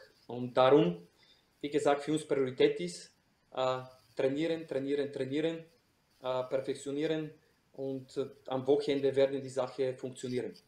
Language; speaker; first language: German; non-native, fluent; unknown